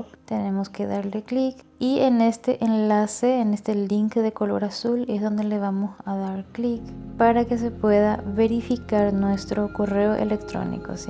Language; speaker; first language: Spanish; native; Spanish